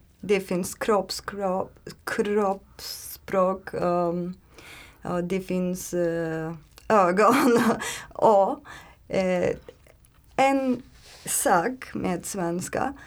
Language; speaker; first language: Swedish; non-native, learner; Turkish